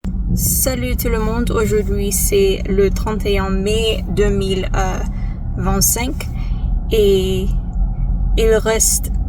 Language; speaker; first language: French; non-native, fluent; English